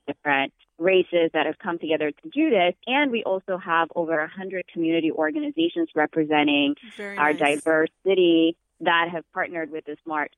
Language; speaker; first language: English; non-native, fluent; Amharic